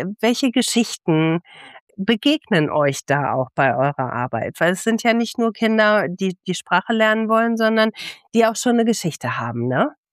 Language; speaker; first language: German; native; German